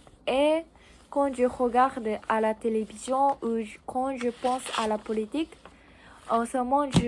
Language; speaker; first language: French; non-native, learner; Japanese